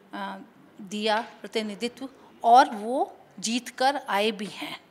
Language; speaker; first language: Hindi; native; Hindi